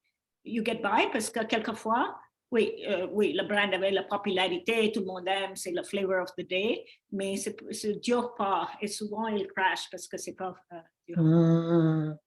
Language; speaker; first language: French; non-native, learner; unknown